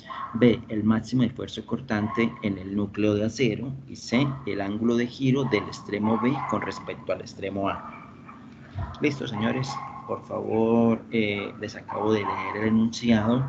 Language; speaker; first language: Spanish; native; Spanish